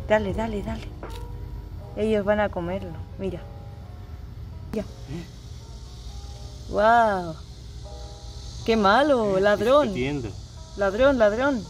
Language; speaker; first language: Spanish; native; Spanish